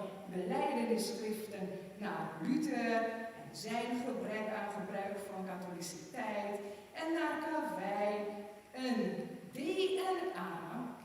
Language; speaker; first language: Dutch; non-native, fluent; German